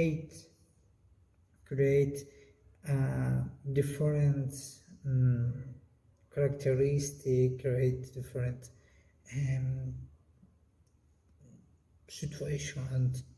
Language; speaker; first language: English; non-native, learner; Spanish